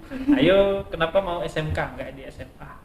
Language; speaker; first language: Indonesian; native; Indonesian